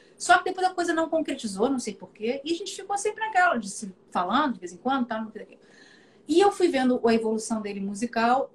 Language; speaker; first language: Portuguese; native; Portuguese